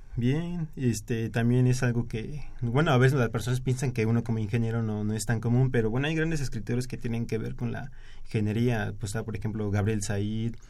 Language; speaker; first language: Spanish; native; Spanish